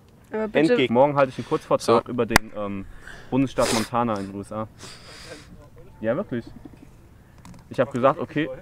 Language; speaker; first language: German; native; German